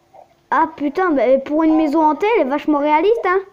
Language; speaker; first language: French; native; French